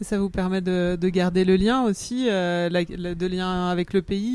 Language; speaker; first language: French; native; French